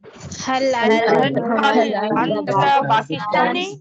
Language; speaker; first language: Arabic; non-native, learner; Tamil